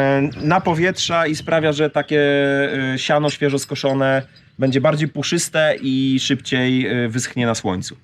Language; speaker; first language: Polish; native; Polish